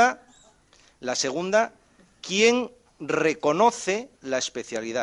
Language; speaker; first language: Spanish; native; Spanish